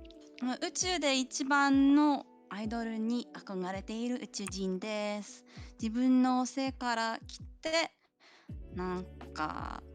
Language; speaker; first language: Japanese; non-native, learner; English